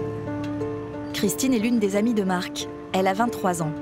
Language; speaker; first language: French; native; French